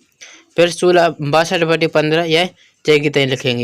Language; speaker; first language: Hindi; native; Hindi